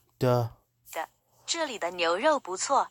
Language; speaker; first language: Chinese; non-native, learner; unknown